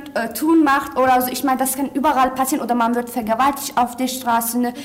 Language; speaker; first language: German; early bilingual, other home language; Turkish